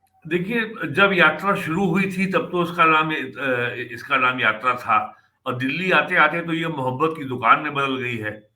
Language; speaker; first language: Hindi; native; Hindi